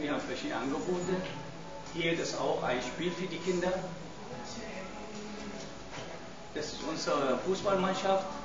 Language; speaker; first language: German; non-native, learner; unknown